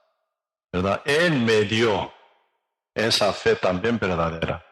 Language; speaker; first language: Spanish; non-native, learner; Korean